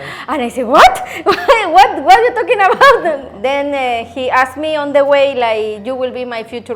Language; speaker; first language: English; non-native, learner; Spanish